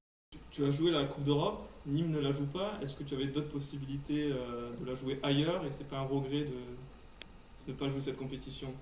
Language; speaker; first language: French; native; French